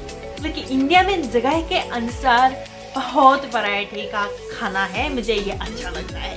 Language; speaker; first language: Hindi; non-native, fluent; Japanese